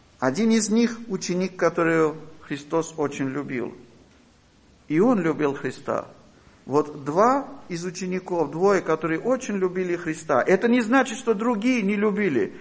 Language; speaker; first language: Russian; non-native, fluent; Armenian